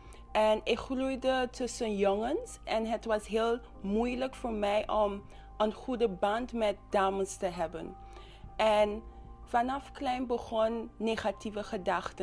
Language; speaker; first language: Dutch; non-native, local second language; English